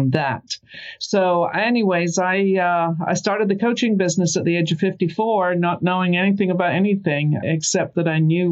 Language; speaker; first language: English; native; English